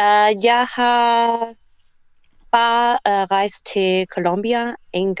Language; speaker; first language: Danish; non-native, learner; English